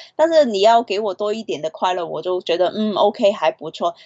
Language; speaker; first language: Chinese; non-native, fluent; Cantonese